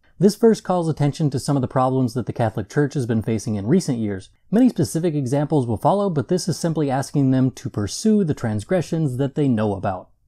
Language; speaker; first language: English; native; English